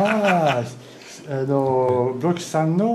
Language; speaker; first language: Japanese; non-native, fluent; French